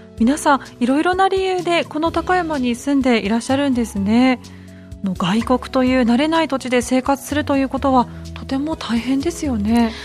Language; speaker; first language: Japanese; native; Japanese